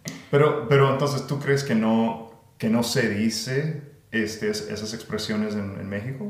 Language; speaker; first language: Spanish; non-native, fluent; English